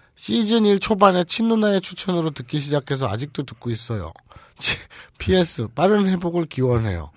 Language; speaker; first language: Korean; native; Korean